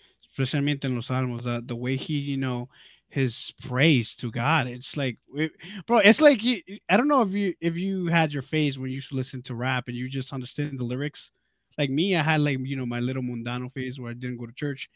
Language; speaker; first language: English; early bilingual, other home language; Spanish